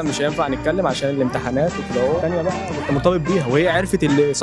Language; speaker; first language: Arabic; native; Arabic